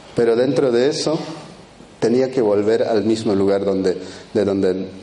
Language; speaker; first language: Spanish; early bilingual, other home language; Quechua